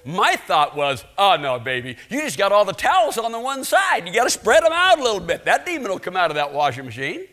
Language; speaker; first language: English; native; English